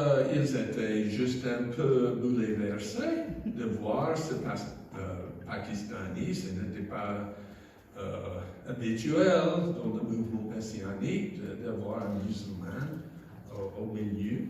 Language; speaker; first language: French; non-native, fluent; English